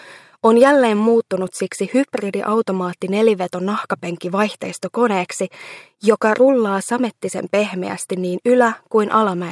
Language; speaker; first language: Finnish; native; Finnish